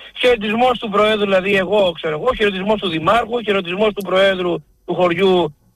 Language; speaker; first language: Greek; native; Greek